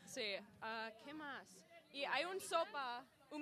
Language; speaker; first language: Spanish; non-native, learner; English